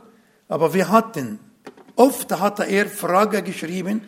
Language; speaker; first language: German; non-native, learner; Arabic